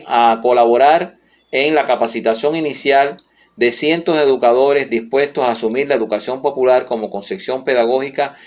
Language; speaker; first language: Spanish; native; Spanish